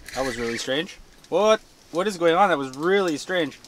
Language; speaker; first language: English; native; English